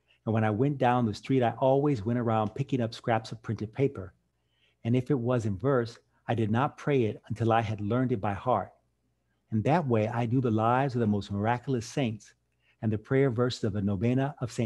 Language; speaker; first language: English; native; English